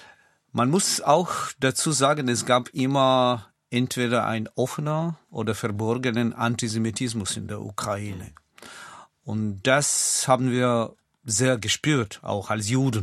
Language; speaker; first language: German; non-native, fluent; Russian